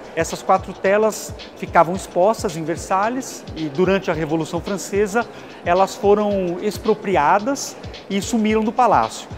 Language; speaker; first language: Portuguese; native; Portuguese